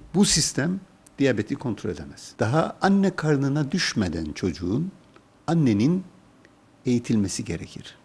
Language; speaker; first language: Turkish; native; Turkish